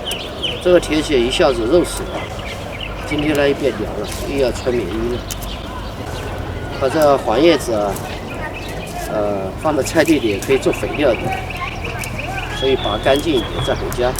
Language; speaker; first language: Chinese; native; Chinese